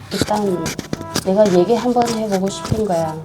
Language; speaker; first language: Korean; non-native, learner; Vietnamese